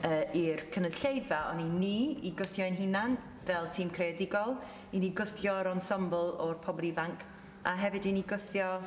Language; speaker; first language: Welsh; native; Welsh